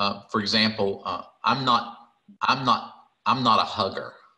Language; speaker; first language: English; native; English